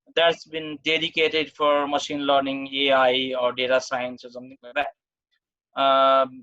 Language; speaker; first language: English; non-native, local second language; Nepali